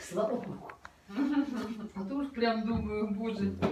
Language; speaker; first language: Russian; native; Russian